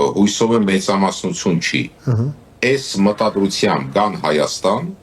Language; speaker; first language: Armenian; native; Armenian